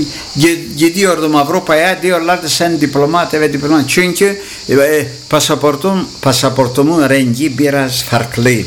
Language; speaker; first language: Turkish; non-native, local second language; Greek